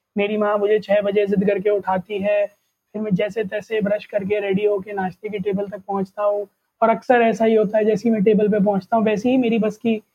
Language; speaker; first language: Hindi; native; Hindi